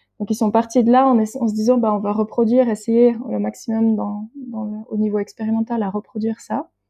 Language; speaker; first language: French; native; French